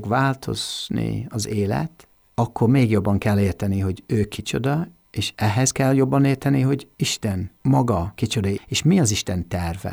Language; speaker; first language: Hungarian; non-native, fluent; English